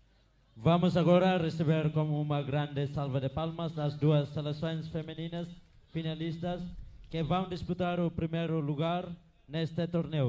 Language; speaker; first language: Portuguese; non-native, local second language; Tetum